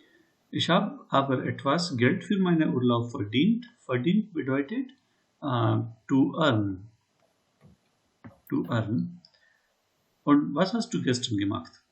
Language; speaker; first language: German; non-native, learner; Hindi